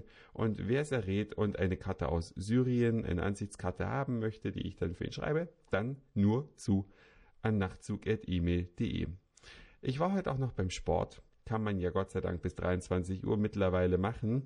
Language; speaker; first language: German; native; German